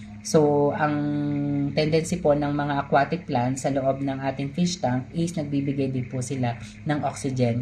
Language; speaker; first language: Filipino; native; Filipino